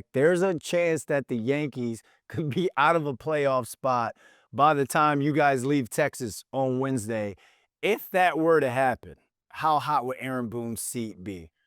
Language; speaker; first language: English; native; English